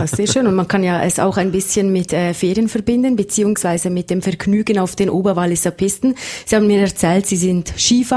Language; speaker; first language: German; native; German